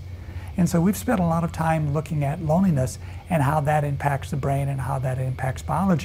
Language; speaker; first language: English; native; English